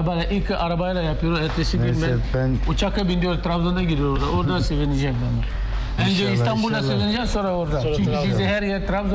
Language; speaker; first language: Turkish; non-native, learner; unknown